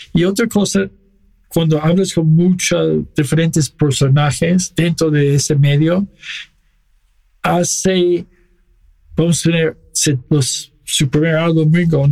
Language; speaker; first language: Spanish; non-native, fluent; English